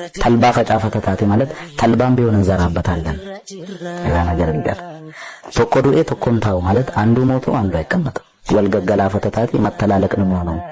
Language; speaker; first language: Amharic; non-native, local second language; Oromo